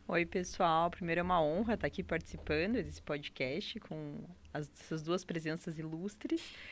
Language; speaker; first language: Portuguese; native; Portuguese